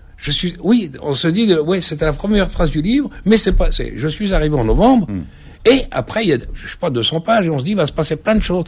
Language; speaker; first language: French; early bilingual, other home language; Arabic